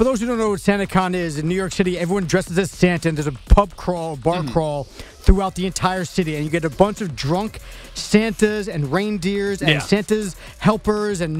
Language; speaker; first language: English; native; English